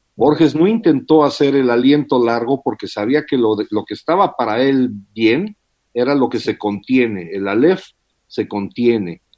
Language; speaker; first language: Spanish; early bilingual, heritage; English